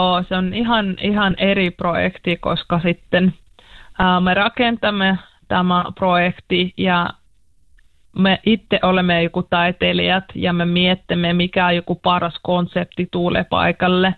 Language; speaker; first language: Finnish; non-native, learner; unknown